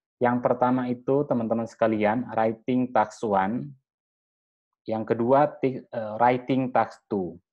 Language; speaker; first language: Indonesian; non-native, local second language; Madurese